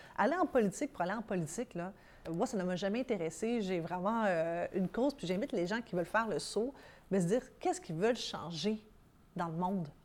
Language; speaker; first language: French; early bilingual, other home language; Arabic